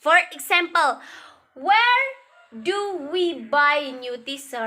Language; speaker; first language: English; non-native, learner; Indonesian